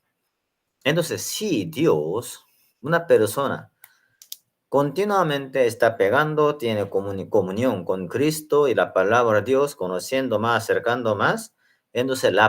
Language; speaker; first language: Spanish; non-native, learner; Korean